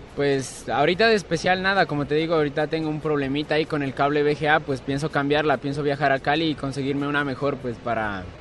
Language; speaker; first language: Spanish; native; Spanish